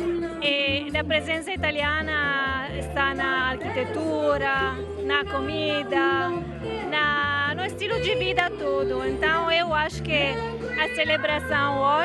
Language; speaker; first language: Portuguese; non-native, fluent; Italian